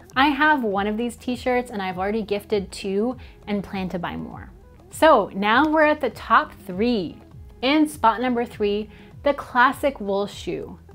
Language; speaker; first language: English; native; English